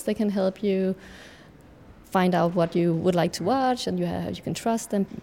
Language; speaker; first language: English; non-native, fluent; Danish